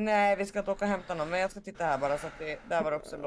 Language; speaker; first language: Swedish; native; Swedish